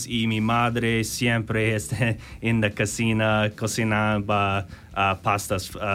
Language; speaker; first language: Spanish; non-native, learner; English